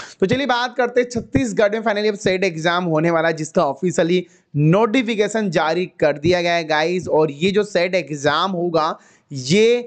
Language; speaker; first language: Hindi; native; Hindi